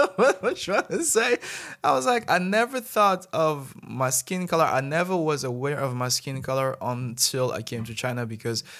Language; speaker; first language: English; non-native, fluent; Malagasy